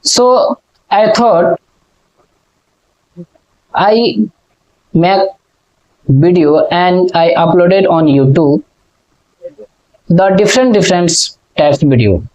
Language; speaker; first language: English; non-native, learner; Hindi